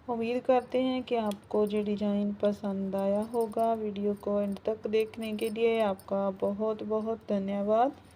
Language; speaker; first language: Hindi; non-native, local second language; Punjabi